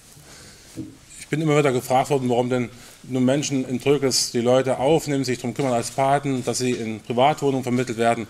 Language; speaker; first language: German; native; German